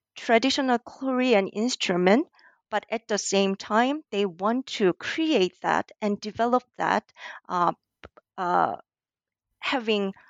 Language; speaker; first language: English; non-native, fluent; Korean